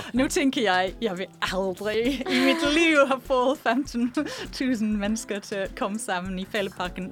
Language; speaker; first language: Danish; non-native, fluent; English